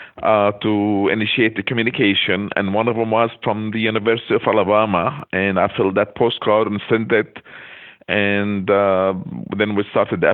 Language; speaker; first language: English; non-native, fluent; Hebrew